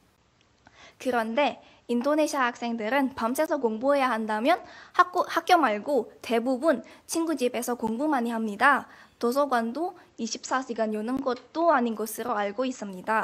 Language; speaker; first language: Korean; non-native, fluent; Indonesian